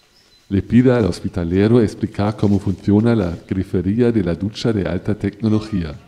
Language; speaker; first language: Spanish; non-native, fluent; German